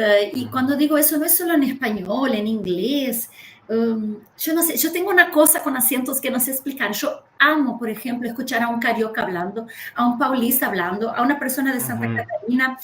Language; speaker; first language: Spanish; early bilingual, heritage; Spanish